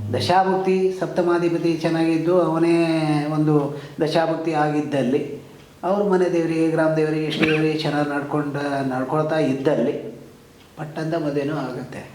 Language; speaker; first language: Kannada; native; Kannada